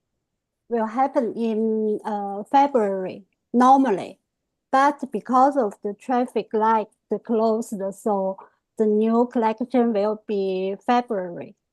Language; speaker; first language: English; non-native, fluent; Chinese